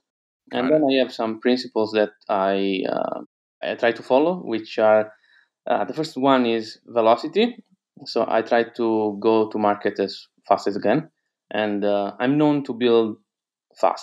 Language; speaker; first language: English; non-native, fluent; Italian